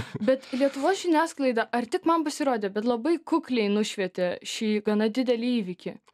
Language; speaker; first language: Lithuanian; non-native, local second language; Russian